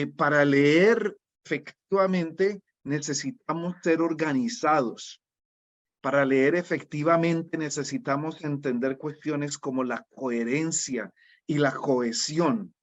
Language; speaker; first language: Spanish; native; Spanish